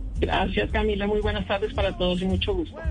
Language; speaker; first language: Spanish; native; Spanish